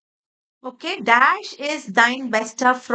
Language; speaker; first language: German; non-native, fluent; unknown